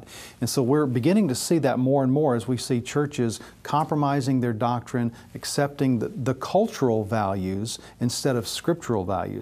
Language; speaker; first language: English; native; English